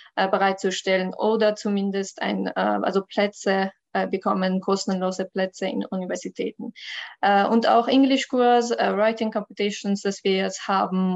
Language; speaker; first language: German; non-native, learner; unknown